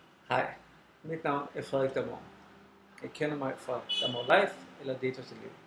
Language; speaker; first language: Danish; non-native, fluent; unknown